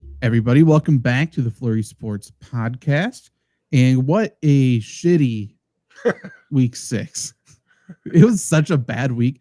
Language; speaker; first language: English; native; English